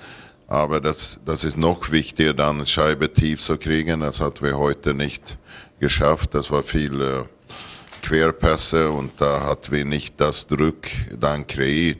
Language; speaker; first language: German; non-native, learner; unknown